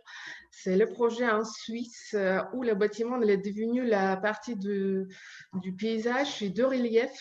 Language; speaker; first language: French; non-native, learner; Ukrainian